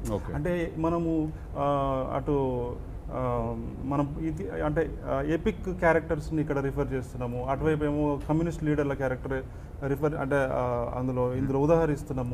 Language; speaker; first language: Telugu; native; Telugu